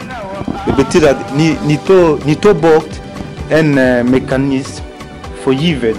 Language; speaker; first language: Swedish; non-native, fluent; Lingala